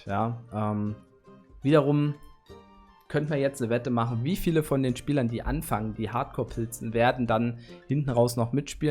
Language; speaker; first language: German; native; German